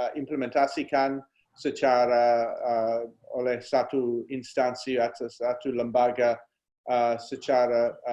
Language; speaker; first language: Indonesian; non-native, fluent; English